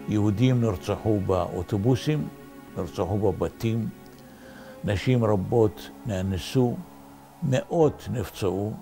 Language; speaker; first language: Hebrew; non-native, fluent; Arabic